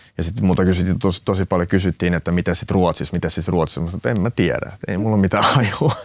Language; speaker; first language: Finnish; non-native, local second language; Swedish